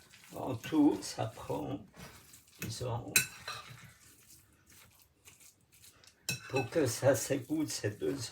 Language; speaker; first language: French; non-native, fluent; Russian